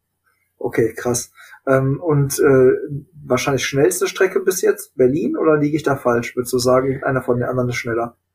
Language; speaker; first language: German; native; German